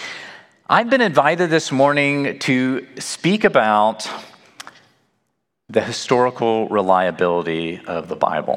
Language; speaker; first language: English; native; English